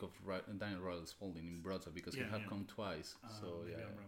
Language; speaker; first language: English; non-native, fluent; Spanish